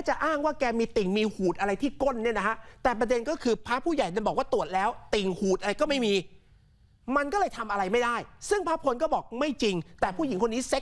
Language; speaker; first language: Thai; native; Thai